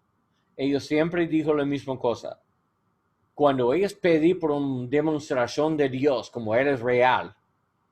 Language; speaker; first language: Spanish; non-native, learner; English